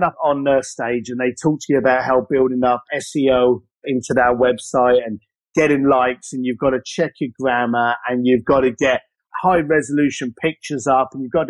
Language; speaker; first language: English; native; English